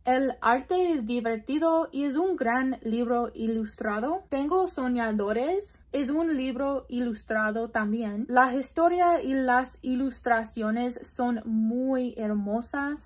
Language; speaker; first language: Spanish; non-native, learner; English